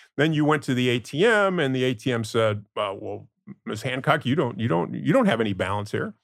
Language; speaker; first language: English; non-native, fluent; Spanish